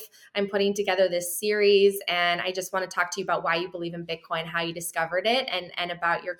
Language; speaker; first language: English; native; English